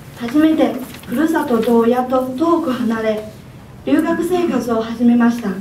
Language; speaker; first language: Japanese; non-native, fluent; Chinese